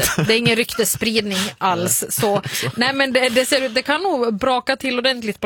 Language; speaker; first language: Swedish; native; Swedish